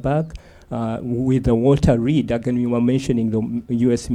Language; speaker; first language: English; non-native, local second language; Ganda